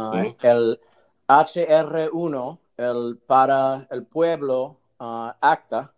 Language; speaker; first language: Spanish; non-native, learner; English